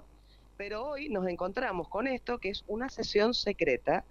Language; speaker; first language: Spanish; native; Spanish